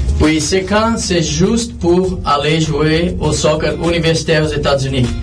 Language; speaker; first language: French; non-native, learner; Portuguese